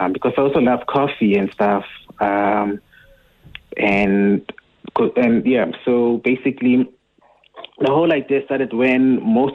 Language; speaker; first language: English; non-native, local second language; Zulu